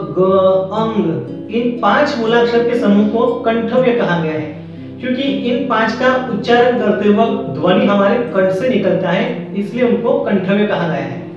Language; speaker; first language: Hindi; non-native, local second language; Gujarati